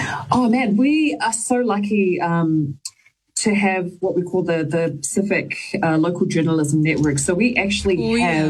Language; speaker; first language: English; native; English